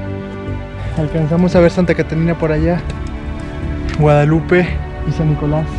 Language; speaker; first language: Spanish; native; Spanish